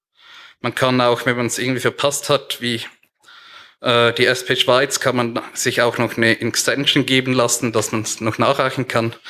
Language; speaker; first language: German; native; German